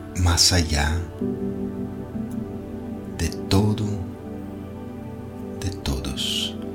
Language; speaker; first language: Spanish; non-native, learner; Portuguese